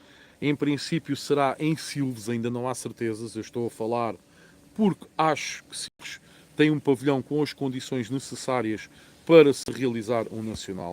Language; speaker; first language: Portuguese; native; Portuguese